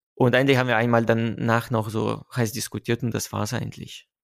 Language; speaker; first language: German; non-native, fluent; Russian